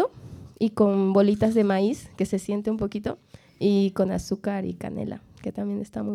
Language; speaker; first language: Spanish; native; Spanish